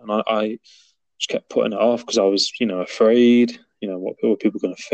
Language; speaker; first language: English; native; English